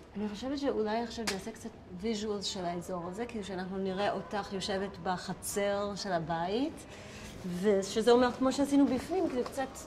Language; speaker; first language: Hebrew; native; Hebrew